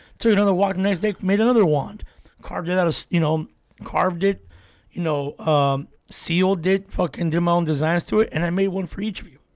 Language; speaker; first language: English; native; English